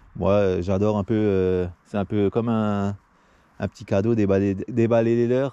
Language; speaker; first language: French; native; French